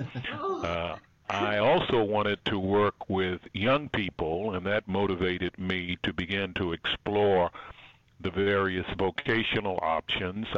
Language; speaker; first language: English; native; English